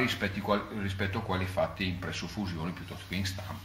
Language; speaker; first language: Italian; native; Italian